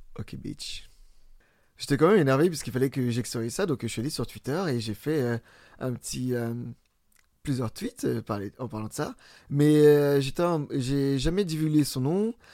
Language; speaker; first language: French; early bilingual, other home language; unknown